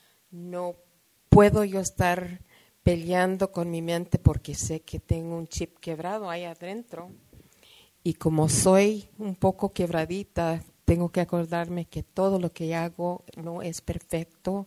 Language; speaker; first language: Spanish; early bilingual, heritage; Spanish